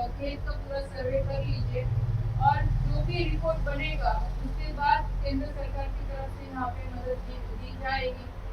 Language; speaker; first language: Hindi; non-native, local second language; Marathi